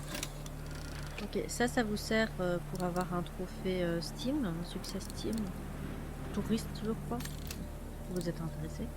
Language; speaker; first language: French; native; French